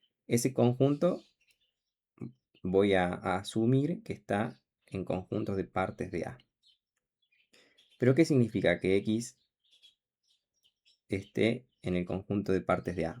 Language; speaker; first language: Spanish; native; Spanish